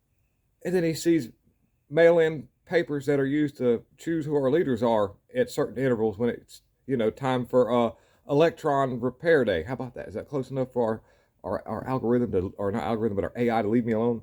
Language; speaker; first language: English; native; English